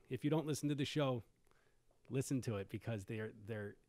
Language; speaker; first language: English; native; English